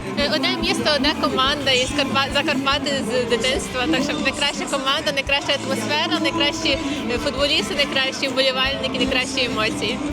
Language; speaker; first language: Ukrainian; native; Ukrainian